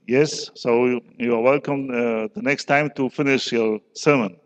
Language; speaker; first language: English; non-native, fluent; Polish